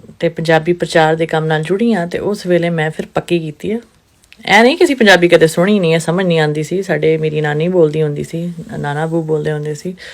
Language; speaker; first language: Punjabi; non-native, local second language; Urdu